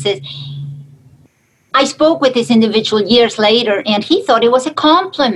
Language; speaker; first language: English; non-native, fluent; Spanish